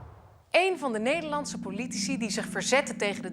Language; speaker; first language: Dutch; native; Dutch